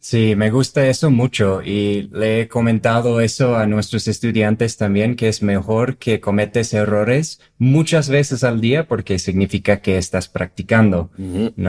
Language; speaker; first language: Spanish; non-native, fluent; English